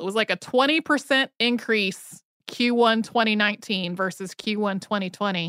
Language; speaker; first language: English; native; English